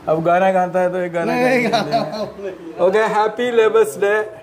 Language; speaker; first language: Hindi; non-native, learner; Malayalam